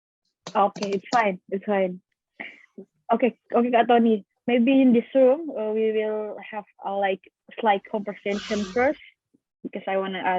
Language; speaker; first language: English; non-native, learner; Indonesian